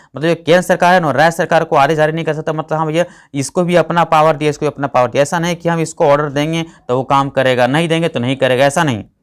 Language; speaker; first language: Hindi; native; Hindi